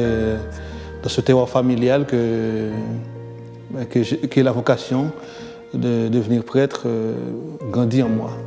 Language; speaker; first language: French; non-native, local second language; Haitian Creole